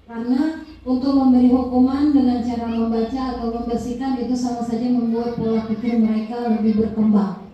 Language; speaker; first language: Indonesian; native; Indonesian